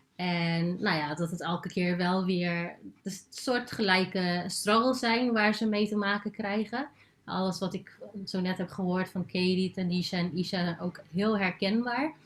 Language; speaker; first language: Dutch; non-native, local second language; Papiamento